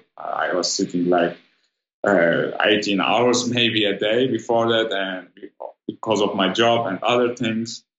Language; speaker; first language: English; non-native, fluent; German